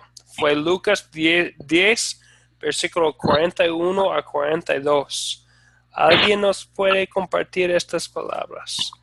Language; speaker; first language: Spanish; non-native, fluent; English